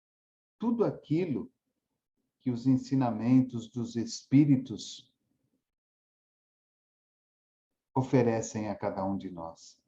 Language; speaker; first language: Portuguese; native; Portuguese